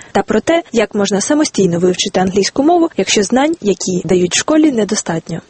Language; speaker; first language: Ukrainian; native; Ukrainian